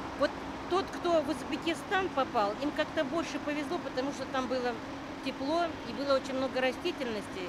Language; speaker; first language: Russian; native; Russian